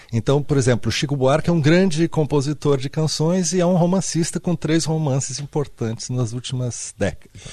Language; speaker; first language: Portuguese; native; Portuguese